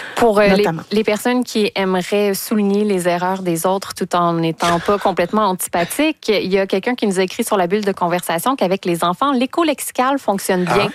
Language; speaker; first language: French; native; French